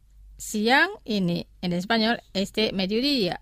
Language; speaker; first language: Spanish; non-native, fluent; Indonesian